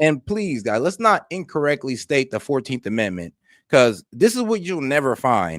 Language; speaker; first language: English; native; English